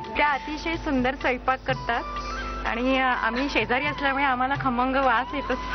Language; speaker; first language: Marathi; non-native, local second language; Gujarati